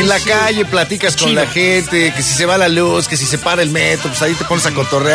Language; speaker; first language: Spanish; native; Spanish